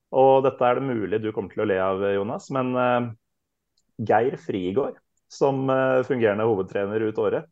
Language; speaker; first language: Norwegian; native; Norwegian